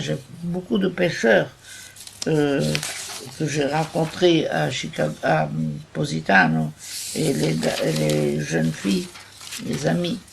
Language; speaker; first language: French; non-native, fluent; Italian